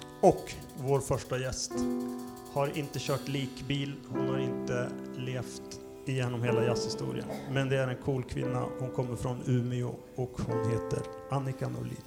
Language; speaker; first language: Swedish; native; Swedish